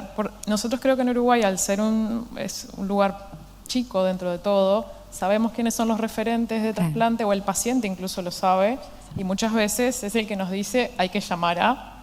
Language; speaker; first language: Spanish; native; Spanish